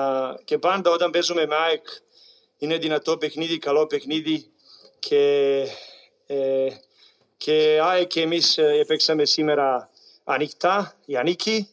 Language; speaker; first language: Greek; non-native, learner; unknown